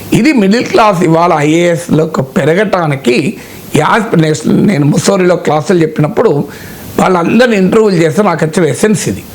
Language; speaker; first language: Telugu; native; Telugu